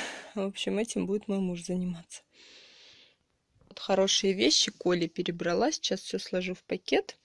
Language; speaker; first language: Russian; native; Russian